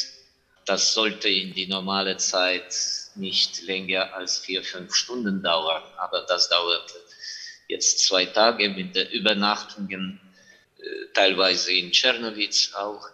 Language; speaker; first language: German; non-native, fluent; Ukrainian